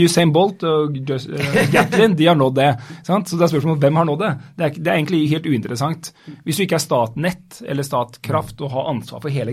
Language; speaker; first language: Norwegian; native; Norwegian